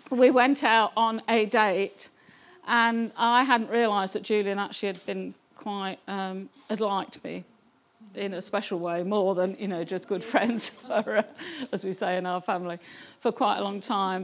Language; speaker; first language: English; native; English